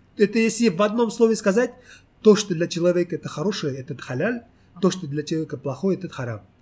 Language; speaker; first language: Russian; non-native, local second language; Tajik